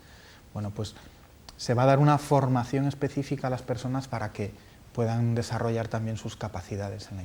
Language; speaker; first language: Spanish; native; Spanish